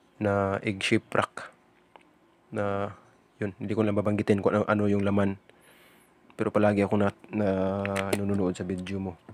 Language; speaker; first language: Filipino; non-native, local second language; Cebuano